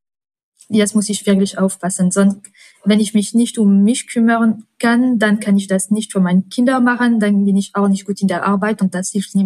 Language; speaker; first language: German; non-native, fluent; French